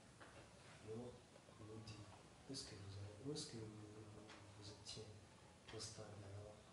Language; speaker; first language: French; non-native, learner; Kinyarwanda